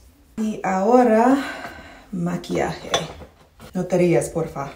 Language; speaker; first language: Spanish; non-native, learner; English